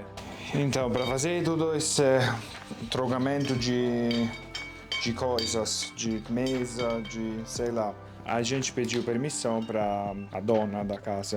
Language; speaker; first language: Portuguese; non-native, fluent; Italian